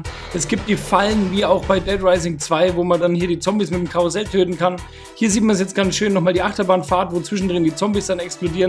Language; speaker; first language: German; native; German